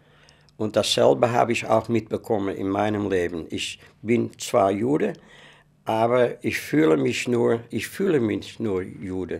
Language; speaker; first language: German; non-native, fluent; Dutch